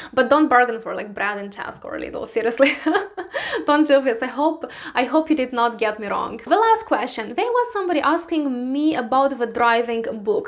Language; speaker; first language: English; non-native, fluent; Romanian